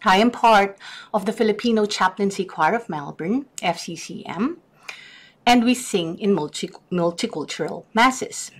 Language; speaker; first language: English; non-native, local second language; Filipino